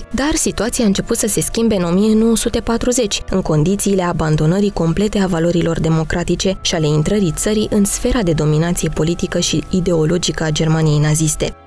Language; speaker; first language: Romanian; native; Romanian